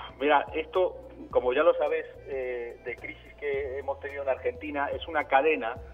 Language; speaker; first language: Spanish; native; Spanish